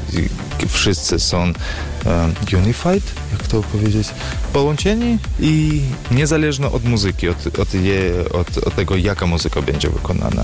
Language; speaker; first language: Polish; non-native, learner; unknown